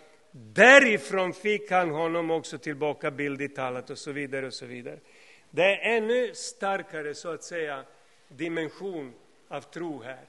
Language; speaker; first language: Swedish; non-native, fluent; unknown